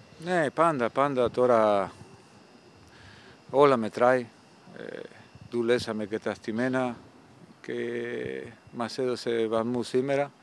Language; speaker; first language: Greek; non-native, fluent; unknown